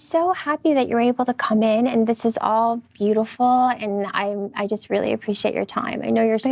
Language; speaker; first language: English; native; English